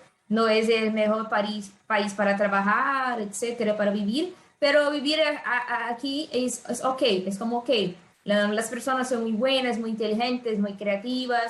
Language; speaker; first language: Spanish; non-native, fluent; Portuguese